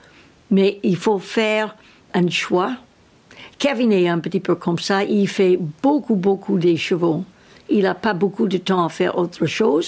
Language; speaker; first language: French; non-native, learner; English